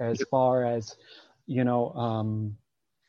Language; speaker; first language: English; native; English